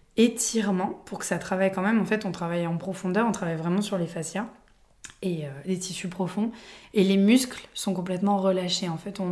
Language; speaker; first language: French; native; French